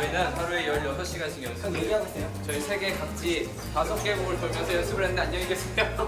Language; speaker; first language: Korean; native; Korean